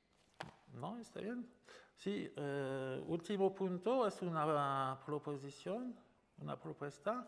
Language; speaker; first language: Spanish; non-native, fluent; French